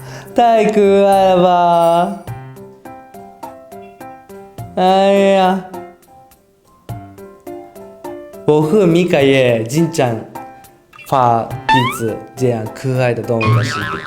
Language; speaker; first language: Chinese; non-native, learner; Japanese